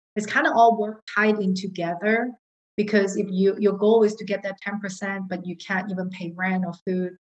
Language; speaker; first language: English; non-native, local second language; Cantonese